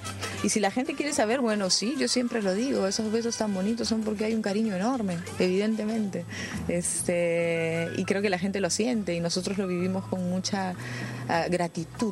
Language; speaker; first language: Spanish; native; Spanish